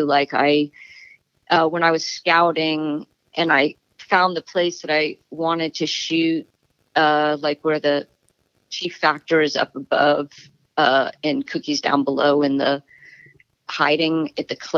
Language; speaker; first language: English; native; English